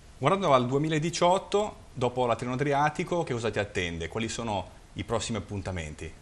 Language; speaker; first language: Italian; native; Italian